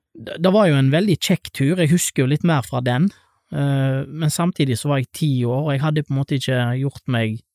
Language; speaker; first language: Norwegian; native; Norwegian